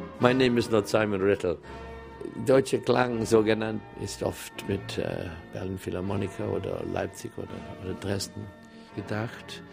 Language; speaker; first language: German; non-native, learner; English